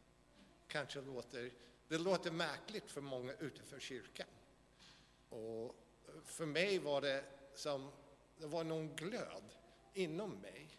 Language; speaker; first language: Swedish; non-native, fluent; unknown